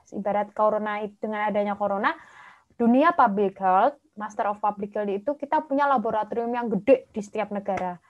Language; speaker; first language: Indonesian; native; Indonesian